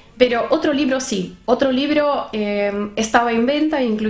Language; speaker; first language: Spanish; non-native, fluent; Russian